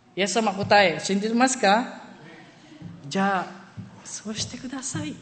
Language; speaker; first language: Japanese; non-native, fluent; Filipino